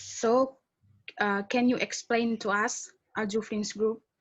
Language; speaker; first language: English; non-native, fluent; Indonesian